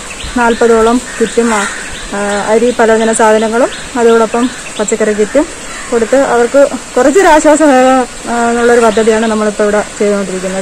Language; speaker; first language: Malayalam; native; Malayalam